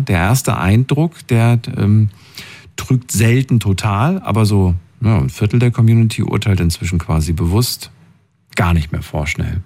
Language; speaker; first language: German; native; German